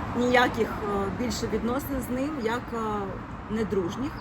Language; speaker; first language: Ukrainian; native; Ukrainian